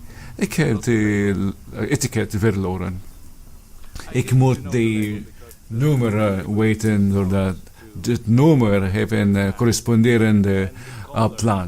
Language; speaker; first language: Dutch; non-native, fluent; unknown